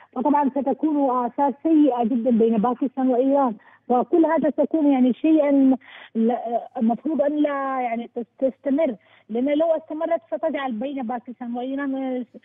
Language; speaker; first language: Arabic; non-native, learner; Urdu